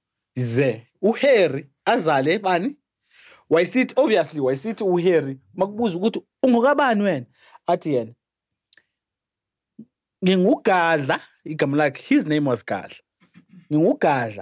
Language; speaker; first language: English; non-native, local second language; Xhosa